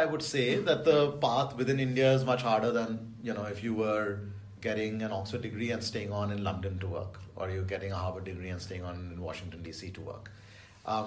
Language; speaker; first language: English; non-native, local second language; Bangla